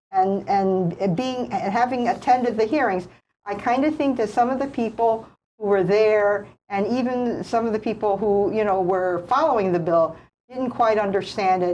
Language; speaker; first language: English; native; English